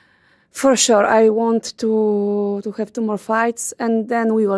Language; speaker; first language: English; non-native, learner; Polish